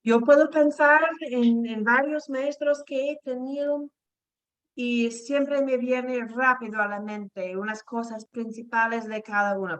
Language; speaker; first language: Spanish; non-native, fluent; English